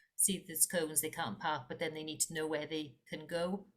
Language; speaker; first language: English; non-native, local second language; Welsh